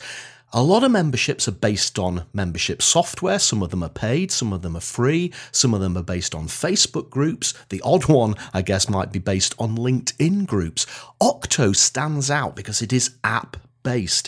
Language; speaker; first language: English; native; English